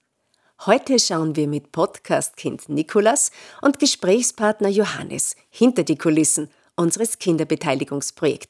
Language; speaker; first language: German; native; German